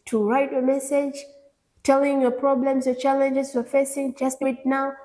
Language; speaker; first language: English; non-native, local second language; Swahili